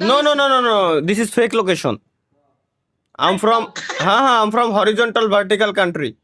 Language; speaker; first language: English; non-native, learner; Bangla